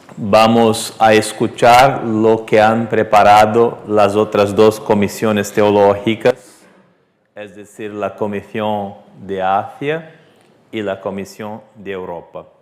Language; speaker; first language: Spanish; non-native, fluent; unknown